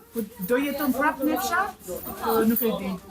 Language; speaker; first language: Albanian; non-native, learner; English